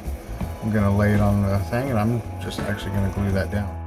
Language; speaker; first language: English; native; English